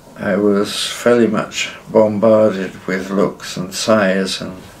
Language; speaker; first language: English; native; English